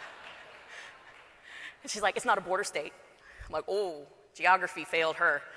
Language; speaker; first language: English; native; English